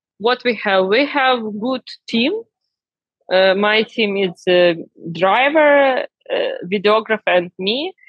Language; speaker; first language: English; non-native, learner; Ukrainian